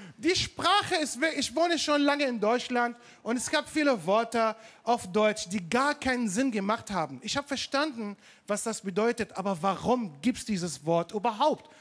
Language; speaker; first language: German; non-native, fluent; Arabic